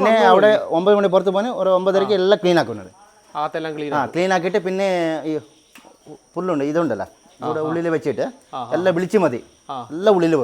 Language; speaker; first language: Malayalam; non-native, learner; Kannada